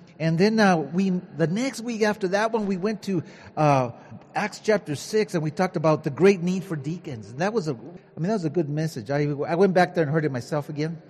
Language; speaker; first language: English; early bilingual, other home language; Spanish